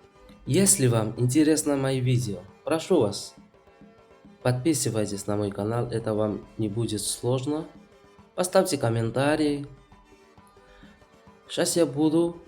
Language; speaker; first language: Russian; non-native, fluent; Georgian